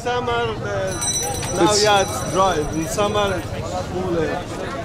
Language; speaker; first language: English; non-native, learner; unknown